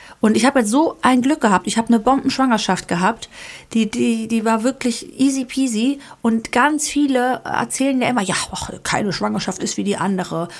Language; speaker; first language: German; early bilingual, other home language; Greek